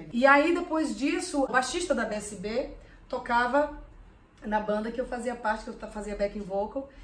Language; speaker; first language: Portuguese; early bilingual, heritage; Portuguese